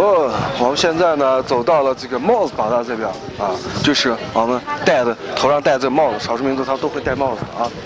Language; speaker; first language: Chinese; native; Chinese